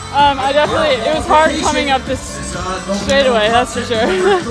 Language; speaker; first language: English; native; English